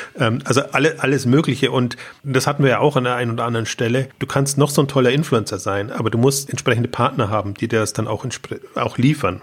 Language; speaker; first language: German; native; German